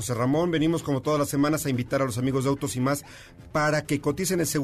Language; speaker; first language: Spanish; native; Spanish